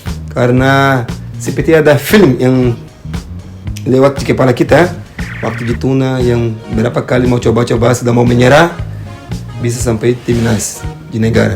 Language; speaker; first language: Indonesian; non-native, fluent; Portuguese